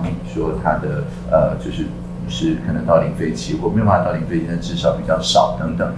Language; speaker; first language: Chinese; native; Chinese